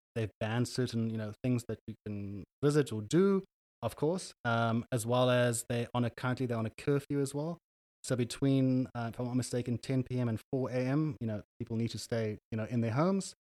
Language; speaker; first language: English; native; English